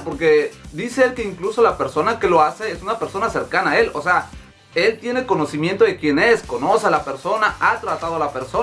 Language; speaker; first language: Spanish; native; Spanish